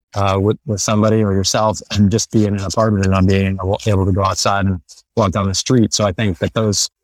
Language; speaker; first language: English; non-native, fluent; Spanish